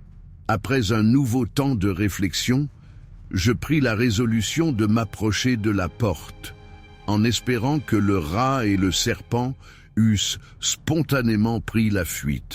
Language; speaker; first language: French; native; French